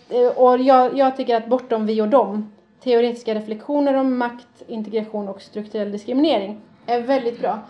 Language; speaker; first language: Swedish; early bilingual, other home language; Persian